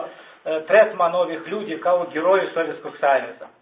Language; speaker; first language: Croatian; non-native, learner; Russian